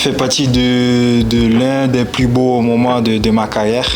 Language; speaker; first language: French; non-native, local second language; Haitian Creole